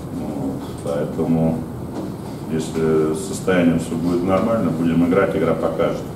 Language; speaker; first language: Russian; native; Russian